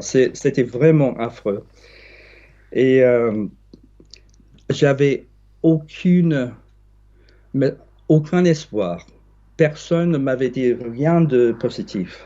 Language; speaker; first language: French; non-native, fluent; English